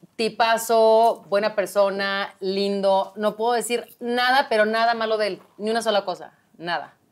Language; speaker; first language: Spanish; native; Spanish